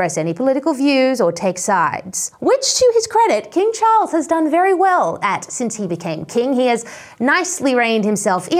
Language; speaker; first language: English; native; English